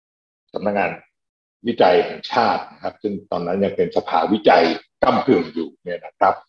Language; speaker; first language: Thai; native; Thai